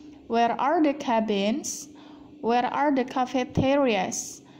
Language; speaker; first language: English; non-native, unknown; Indonesian